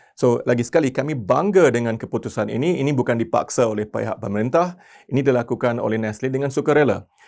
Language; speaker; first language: Malay; non-native, local second language; Tamil